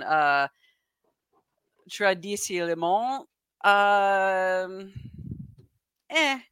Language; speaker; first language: French; non-native, learner; English